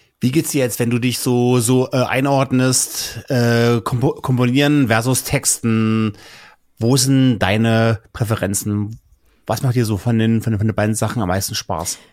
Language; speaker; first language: German; native; German